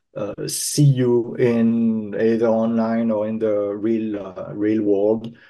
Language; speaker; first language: English; non-native, fluent; French